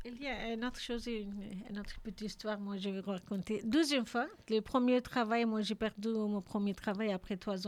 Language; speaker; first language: French; non-native, learner; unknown